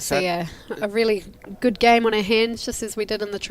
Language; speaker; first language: English; native; English